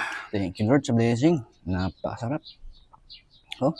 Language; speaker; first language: Filipino; non-native, local second language; Iloko